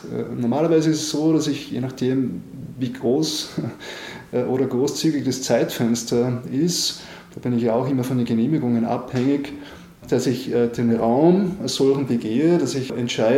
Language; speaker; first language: German; native; German